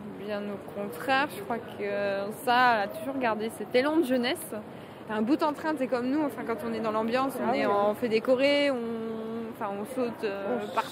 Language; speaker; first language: French; native; French